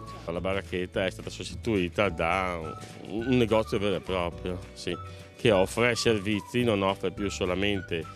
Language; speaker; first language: Italian; native; Italian